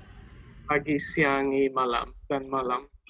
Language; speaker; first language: Indonesian; non-native, learner; Bangla